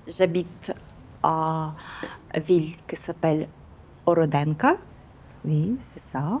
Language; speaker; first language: French; non-native, learner; Ukrainian